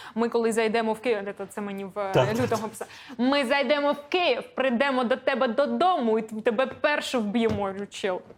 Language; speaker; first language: Ukrainian; non-native, local second language; Russian